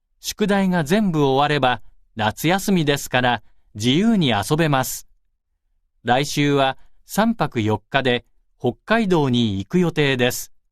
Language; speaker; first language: Japanese; native; Japanese